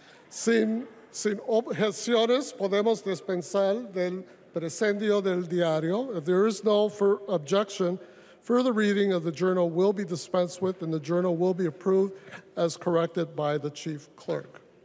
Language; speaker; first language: English; native; English